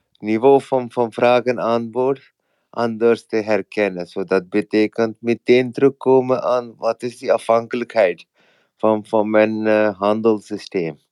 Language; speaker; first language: Dutch; non-native, fluent; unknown